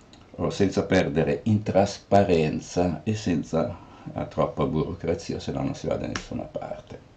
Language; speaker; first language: Italian; native; Italian